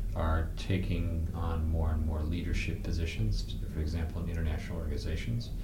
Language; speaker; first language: English; native; English